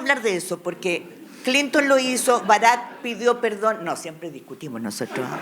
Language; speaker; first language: Spanish; native; Spanish